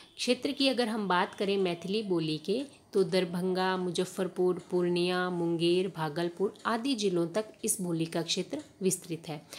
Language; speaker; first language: Hindi; native; Hindi